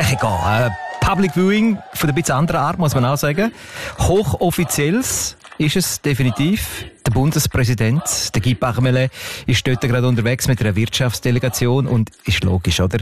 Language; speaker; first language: German; native; German